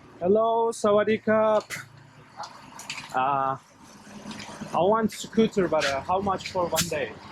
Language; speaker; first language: English; non-native, learner; Turkish